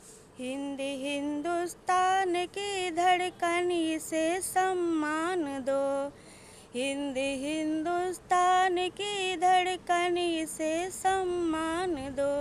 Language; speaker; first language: Hindi; native; Hindi